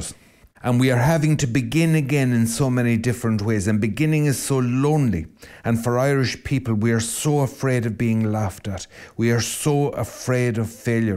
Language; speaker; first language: English; native; English